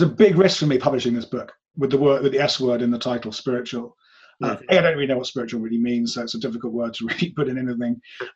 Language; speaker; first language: English; native; English